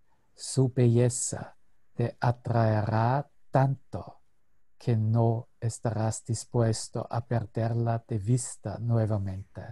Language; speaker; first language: Spanish; non-native, fluent; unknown